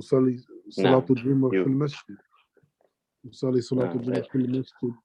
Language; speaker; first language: Arabic; non-native, learner; English